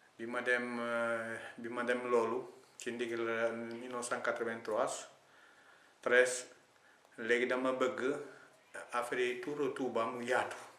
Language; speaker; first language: Wolof; non-native, fluent; Italian